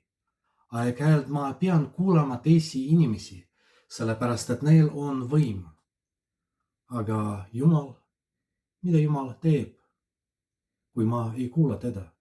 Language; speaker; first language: Estonian; non-native, fluent; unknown